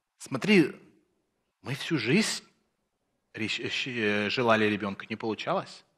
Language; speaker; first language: Russian; early bilingual, heritage; Russian